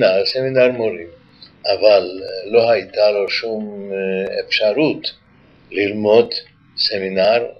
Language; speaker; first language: Hebrew; non-native, fluent; Yiddish